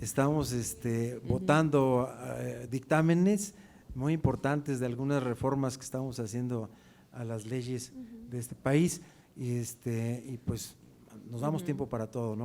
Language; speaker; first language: Spanish; native; Spanish